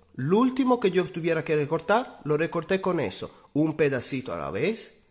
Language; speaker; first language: Spanish; non-native, fluent; Italian